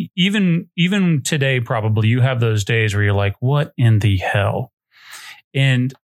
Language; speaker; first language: English; native; English